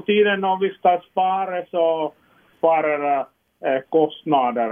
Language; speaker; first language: Swedish; non-native, local second language; Finnish